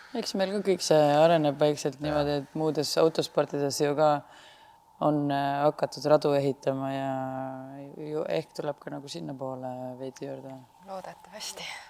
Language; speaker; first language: Estonian; native; Estonian